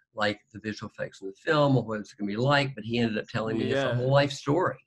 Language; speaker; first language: English; native; English